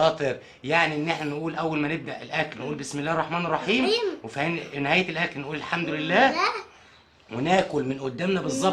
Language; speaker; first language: Arabic; native; Arabic